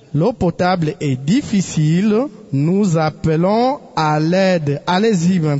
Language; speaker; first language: French; non-native, local second language; Lingala